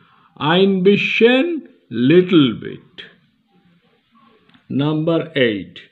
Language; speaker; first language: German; non-native, learner; Bangla